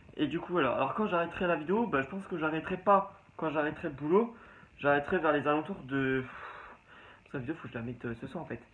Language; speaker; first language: French; native; French